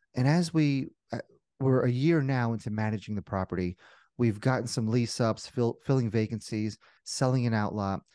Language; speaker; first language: English; native; English